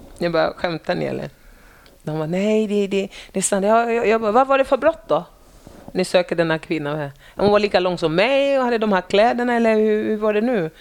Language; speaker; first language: Swedish; non-native, fluent; French